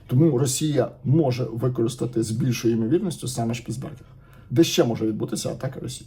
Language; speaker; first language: Ukrainian; native; Ukrainian